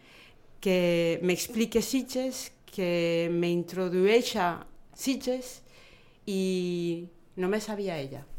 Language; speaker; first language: Catalan; non-native, fluent; Spanish